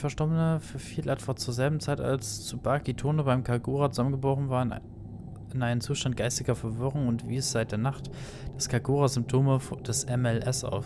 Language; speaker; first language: German; native; German